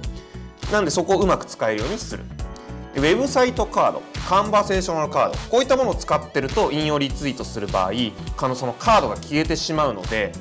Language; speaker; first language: Japanese; native; Japanese